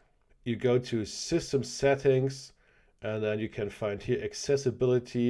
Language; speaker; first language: English; non-native, fluent; German